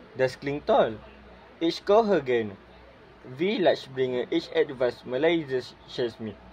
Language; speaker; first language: German; non-native, learner; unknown